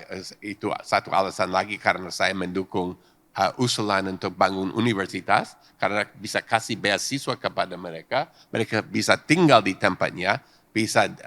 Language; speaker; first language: Indonesian; non-native, fluent; English